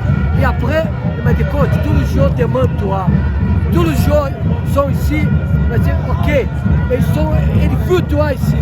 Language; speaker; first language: French; non-native, learner; Portuguese